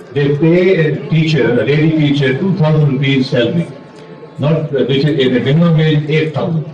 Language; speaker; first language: English; non-native, local second language; Urdu